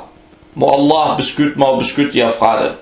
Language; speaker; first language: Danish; non-native, fluent; Arabic